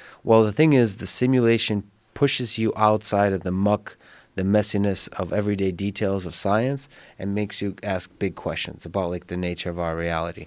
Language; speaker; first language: English; early bilingual, other home language; Russian